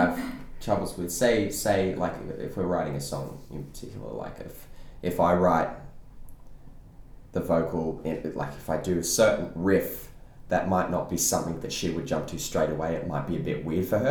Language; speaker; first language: English; native; English